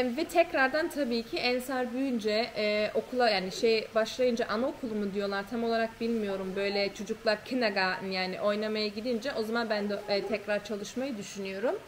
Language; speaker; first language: Turkish; early bilingual, heritage; Turkish